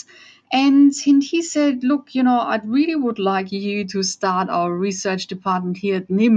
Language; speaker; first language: English; non-native, fluent; German